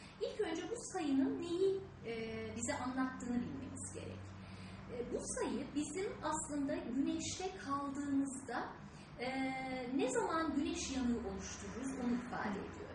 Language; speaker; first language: Turkish; native; Turkish